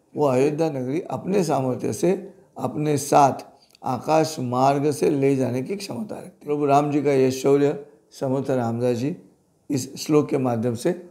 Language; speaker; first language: Hindi; non-native, local second language; Marathi